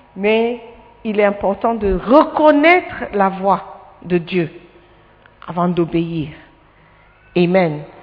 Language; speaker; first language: French; non-native, fluent; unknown